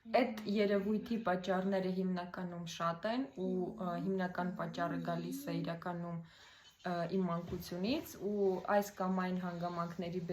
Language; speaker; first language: Armenian; non-native, fluent; Russian